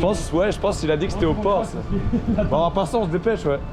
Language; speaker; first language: French; native; French